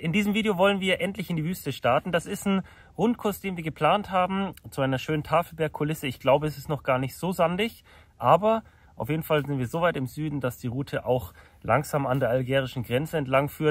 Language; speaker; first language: German; native; German